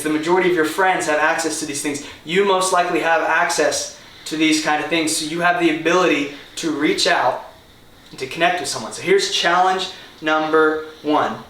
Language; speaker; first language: English; native; English